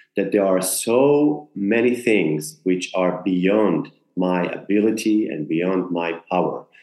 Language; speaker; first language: English; non-native, fluent; Hebrew